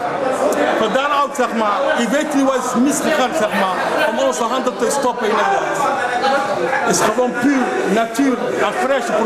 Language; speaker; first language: Dutch; non-native, fluent; Somali